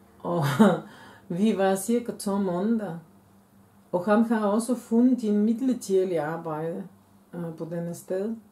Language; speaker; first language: Danish; non-native, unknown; Bulgarian